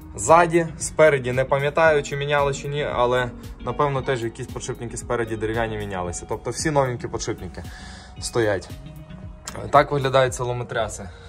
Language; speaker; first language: Ukrainian; non-native, local second language; Russian